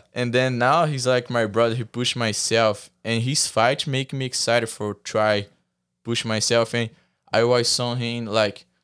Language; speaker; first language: English; non-native, learner; Portuguese